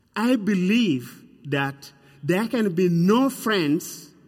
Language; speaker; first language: English; non-native, fluent; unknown